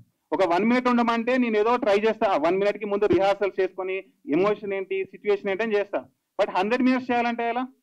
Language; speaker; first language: Telugu; native; Telugu